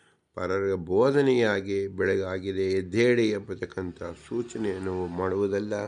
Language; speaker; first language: Kannada; native; Kannada